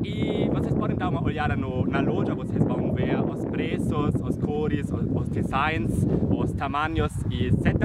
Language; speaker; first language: Portuguese; non-native, fluent; German